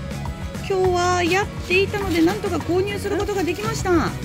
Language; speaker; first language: Japanese; native; Japanese